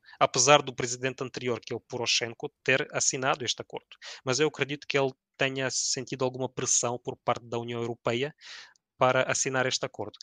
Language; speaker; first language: Portuguese; early bilingual, other home language; Ukrainian